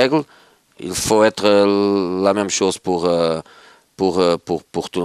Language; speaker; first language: French; non-native, fluent; Portuguese